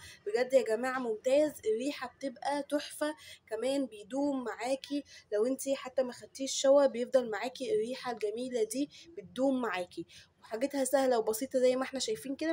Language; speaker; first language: Arabic; native; Arabic